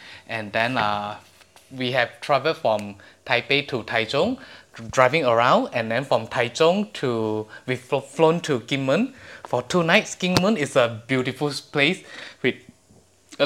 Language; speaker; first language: English; non-native, local second language; Chinese